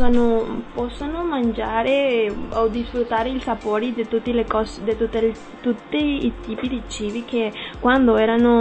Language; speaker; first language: Italian; non-native, learner; Spanish